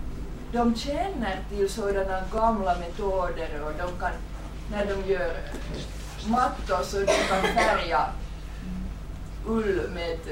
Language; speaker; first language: Swedish; non-native, fluent; Finnish